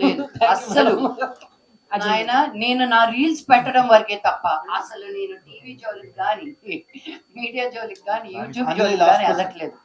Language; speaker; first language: Telugu; native; Telugu